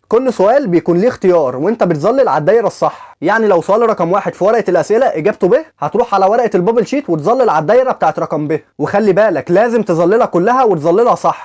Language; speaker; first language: Arabic; native; Arabic